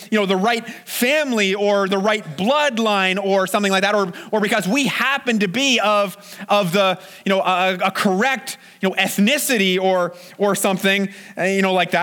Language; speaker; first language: English; native; English